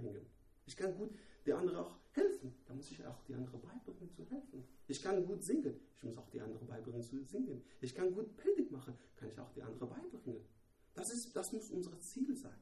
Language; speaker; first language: German; non-native, learner; Persian